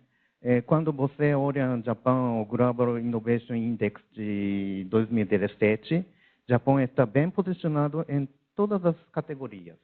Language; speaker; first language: Portuguese; non-native, learner; Japanese